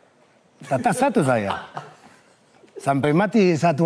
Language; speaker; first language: Indonesian; non-native, fluent; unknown